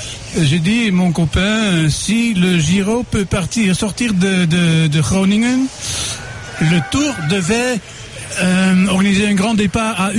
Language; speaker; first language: French; non-native, fluent; Dutch